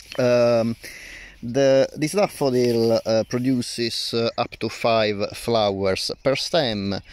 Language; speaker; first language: English; non-native, fluent; Italian